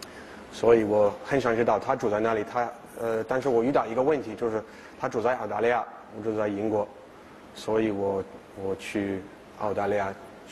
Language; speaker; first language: Chinese; non-native, fluent; English